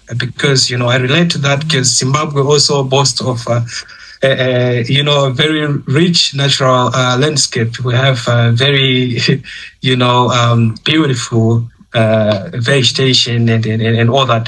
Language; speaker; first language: English; non-native, local second language; Shona